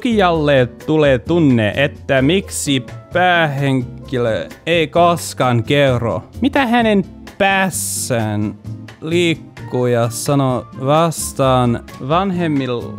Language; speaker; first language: Finnish; non-native, learner; English